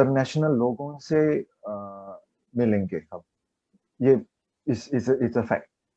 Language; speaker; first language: Hindi; non-native, learner; Chinese